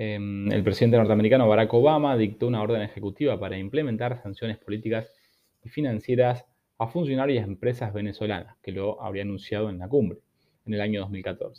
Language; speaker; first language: Spanish; native; Spanish